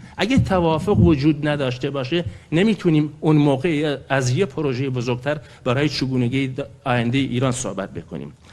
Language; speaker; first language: Persian; non-native, local second language; Kurdish